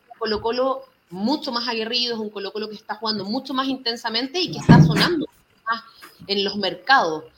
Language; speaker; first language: Spanish; native; Spanish